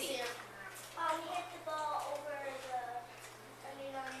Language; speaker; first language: English; native; English